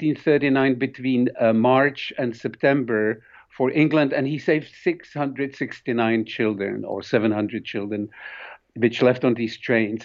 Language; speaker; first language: English; non-native, fluent; Czech